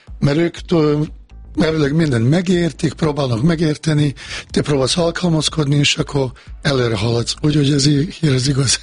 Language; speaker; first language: Hungarian; non-native, fluent; Bosnian